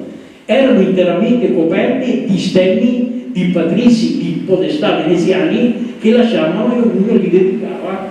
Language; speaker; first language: Italian; native; Italian